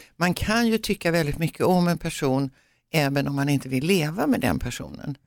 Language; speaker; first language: Swedish; native; Swedish